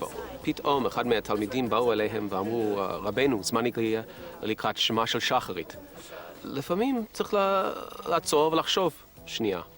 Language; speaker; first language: Hebrew; non-native, fluent; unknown